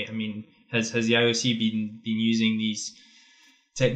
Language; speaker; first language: English; native; English